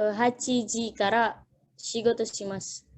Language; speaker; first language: Japanese; non-native, learner; Indonesian